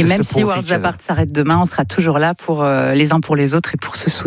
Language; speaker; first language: French; native; French